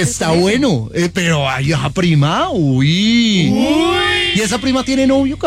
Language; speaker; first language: Spanish; native; Spanish